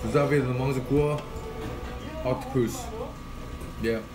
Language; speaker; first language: English; non-native, fluent; Korean